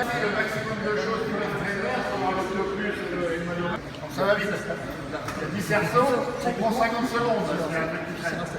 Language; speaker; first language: French; native; French